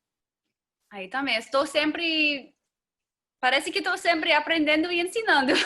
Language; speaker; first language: Portuguese; non-native, fluent; English